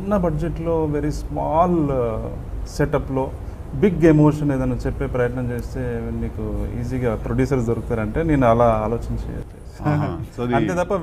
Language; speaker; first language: Telugu; native; Telugu